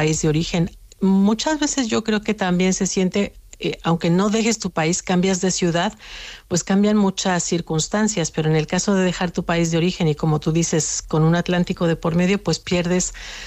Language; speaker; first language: Spanish; native; Spanish